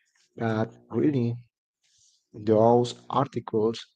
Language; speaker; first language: English; non-native, learner; Spanish